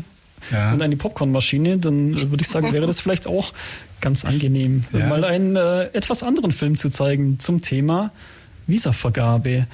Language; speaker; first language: German; native; German